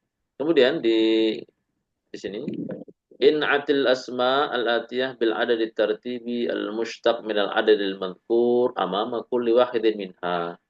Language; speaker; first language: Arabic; non-native, fluent; Indonesian